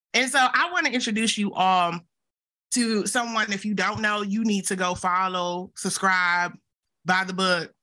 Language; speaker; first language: English; native; English